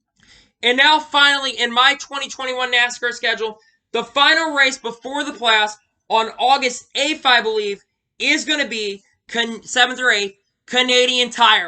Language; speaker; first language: English; native; English